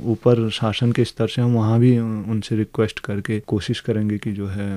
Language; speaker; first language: Hindi; native; Hindi